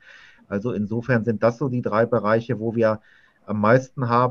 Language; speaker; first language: German; native; German